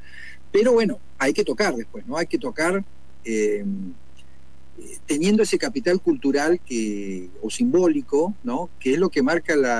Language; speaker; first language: Spanish; native; Spanish